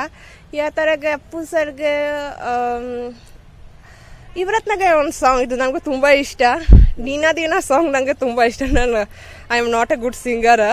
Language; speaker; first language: Kannada; non-native, local second language; Bangla